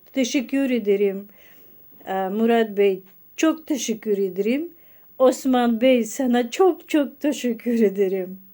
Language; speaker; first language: Turkish; non-native, learner; Russian